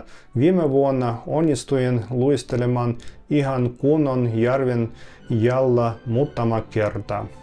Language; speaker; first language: Finnish; non-native, fluent; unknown